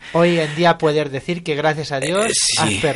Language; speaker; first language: Spanish; native; Spanish